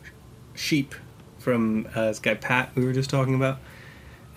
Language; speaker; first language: English; native; English